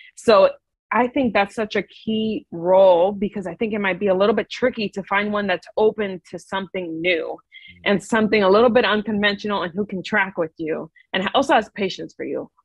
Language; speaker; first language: English; native; English